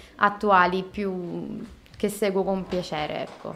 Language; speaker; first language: Italian; native; Italian